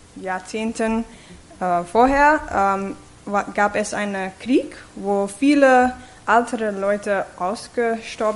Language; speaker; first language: German; non-native, fluent; English